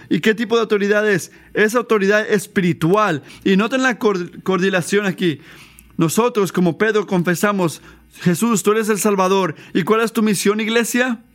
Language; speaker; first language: Spanish; non-native, fluent; English